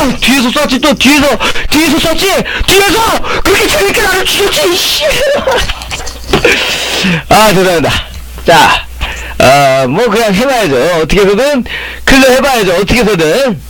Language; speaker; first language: Korean; native; Korean